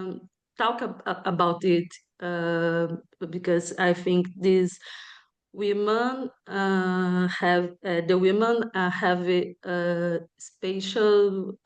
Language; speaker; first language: English; non-native, learner; Portuguese